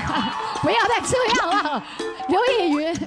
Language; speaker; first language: Chinese; native; Chinese